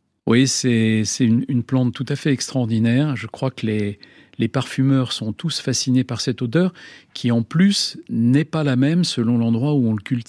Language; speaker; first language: French; native; French